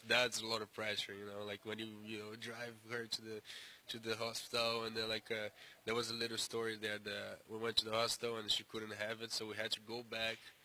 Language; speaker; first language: English; non-native, fluent; Portuguese